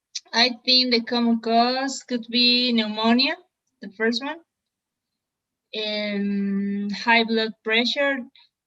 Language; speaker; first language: English; non-native, learner; Spanish